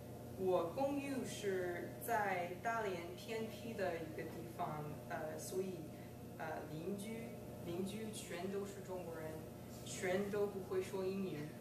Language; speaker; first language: Chinese; non-native, fluent; English